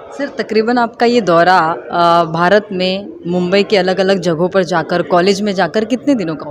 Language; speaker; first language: Hindi; native; Hindi